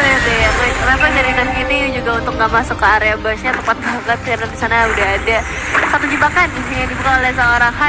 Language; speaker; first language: Indonesian; native; Indonesian